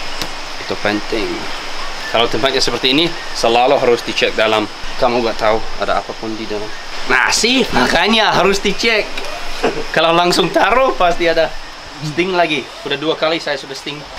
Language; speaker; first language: Indonesian; non-native, fluent; English